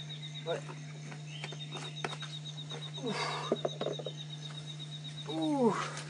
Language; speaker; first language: French; native; French